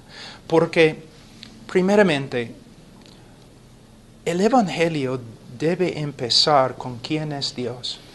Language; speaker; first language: Spanish; non-native, fluent; English